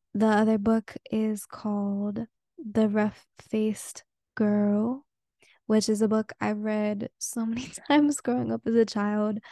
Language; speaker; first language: English; early bilingual, other home language; Spanish